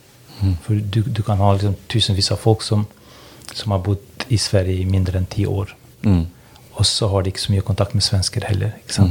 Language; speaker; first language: Norwegian; non-native, fluent; Albanian